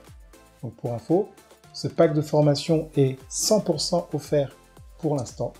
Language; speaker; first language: French; native; French